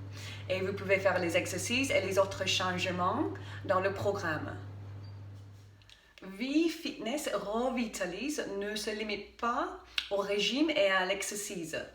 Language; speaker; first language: French; non-native, fluent; English